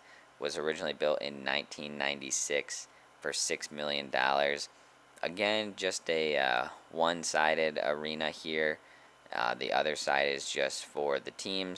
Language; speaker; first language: English; native; English